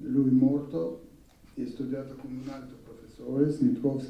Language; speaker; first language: Italian; non-native, learner; Russian